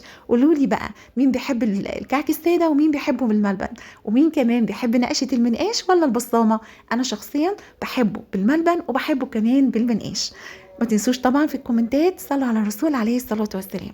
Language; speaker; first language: Arabic; native; Arabic